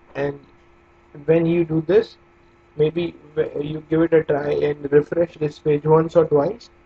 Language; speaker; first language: English; non-native, local second language; Hindi